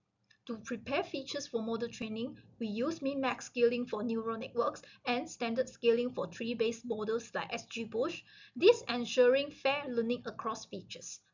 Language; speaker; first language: English; non-native, local second language; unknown